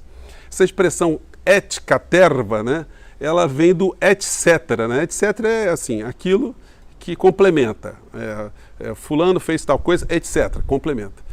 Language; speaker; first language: Portuguese; native; Portuguese